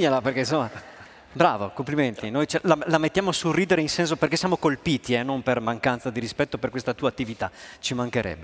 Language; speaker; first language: Italian; native; Italian